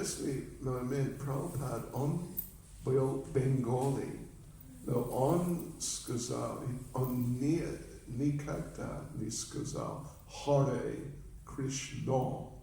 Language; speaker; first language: Russian; non-native, learner; English